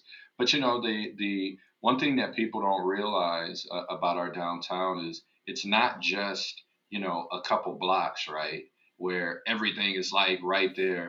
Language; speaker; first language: English; native; English